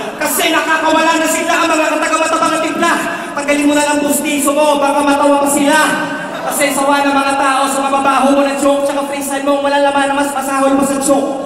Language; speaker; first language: Filipino; native; Filipino